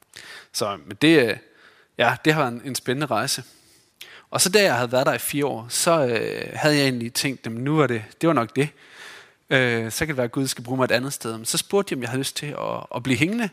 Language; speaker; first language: Danish; native; Danish